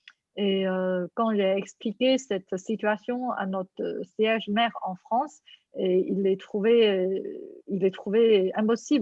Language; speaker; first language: French; non-native, fluent; Chinese